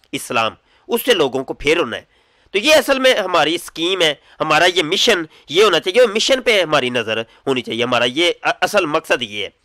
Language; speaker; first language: Urdu; non-native, local second language; Punjabi